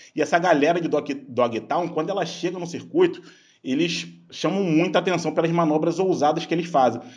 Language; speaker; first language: Portuguese; native; Portuguese